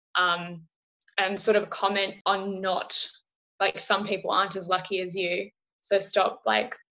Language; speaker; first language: English; native; English